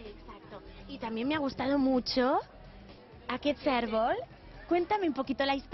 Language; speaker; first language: Spanish; non-native, local second language; Catalan